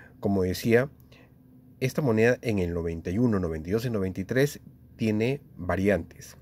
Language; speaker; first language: Spanish; native; Spanish